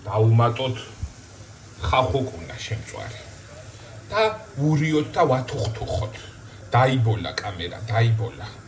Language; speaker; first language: Georgian; native; Georgian